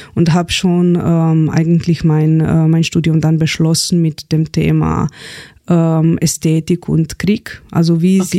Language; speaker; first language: German; non-native, fluent; Slovenian